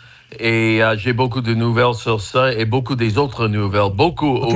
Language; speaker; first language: French; non-native, fluent; English